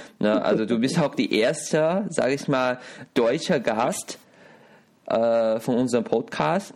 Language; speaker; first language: German; non-native, fluent; Chinese